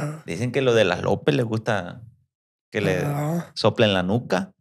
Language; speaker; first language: Spanish; native; Spanish